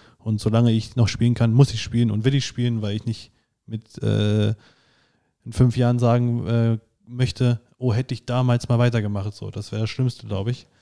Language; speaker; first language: German; native; German